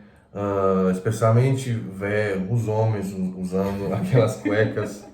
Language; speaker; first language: Portuguese; non-native, fluent; Croatian